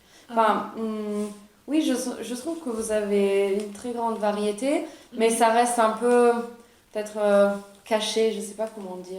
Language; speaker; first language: French; early bilingual, other home language; Italian